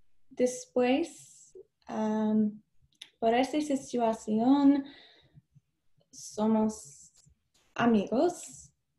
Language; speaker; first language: Spanish; non-native, learner; English